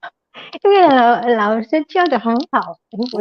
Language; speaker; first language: Chinese; non-native, learner; Indonesian